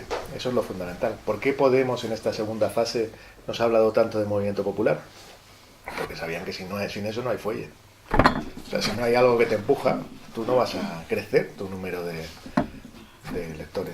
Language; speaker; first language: Spanish; native; Spanish